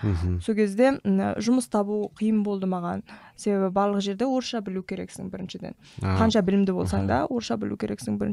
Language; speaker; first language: Kazakh; early bilingual, heritage; Kazakh